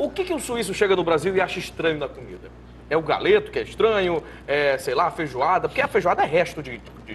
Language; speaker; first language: Portuguese; native; Portuguese